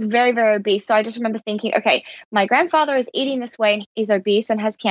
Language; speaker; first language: English; native; English